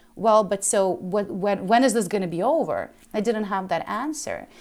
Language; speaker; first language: English; early bilingual, other home language; Ukrainian